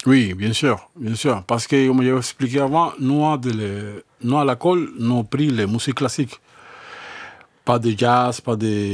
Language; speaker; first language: French; non-native, fluent; Spanish